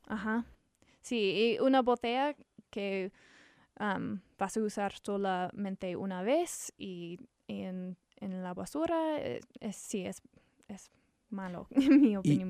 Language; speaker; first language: Spanish; non-native, learner; English